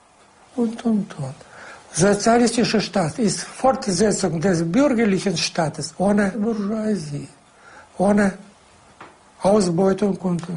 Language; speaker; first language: German; non-native, fluent; Russian